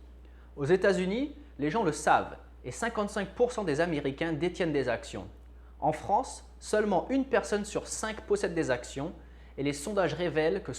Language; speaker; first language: French; native; French